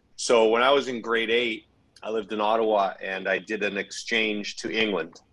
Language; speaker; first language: English; native; English